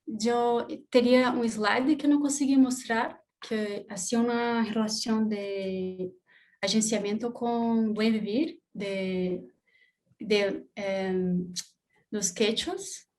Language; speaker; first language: Spanish; non-native, learner; Portuguese